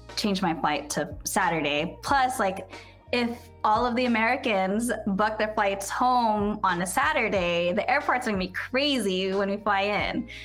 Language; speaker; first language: English; native; English